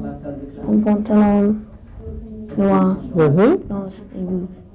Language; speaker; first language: French; non-native, learner; English